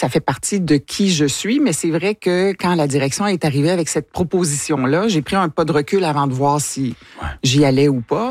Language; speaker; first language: French; native; French